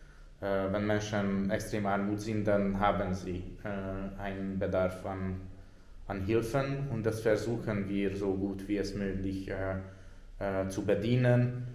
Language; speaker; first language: German; non-native, fluent; Hungarian